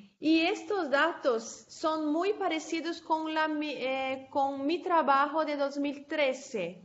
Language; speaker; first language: Spanish; non-native, fluent; Portuguese